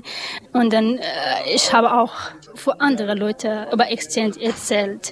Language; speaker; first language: German; non-native, learner; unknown